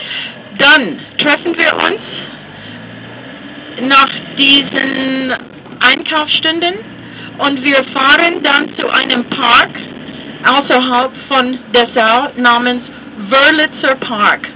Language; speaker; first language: German; non-native, fluent; English